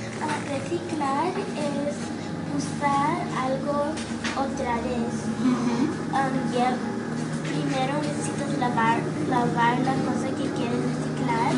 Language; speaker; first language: Spanish; non-native, learner; English